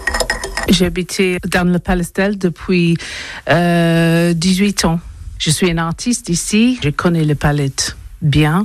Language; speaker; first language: French; non-native, learner; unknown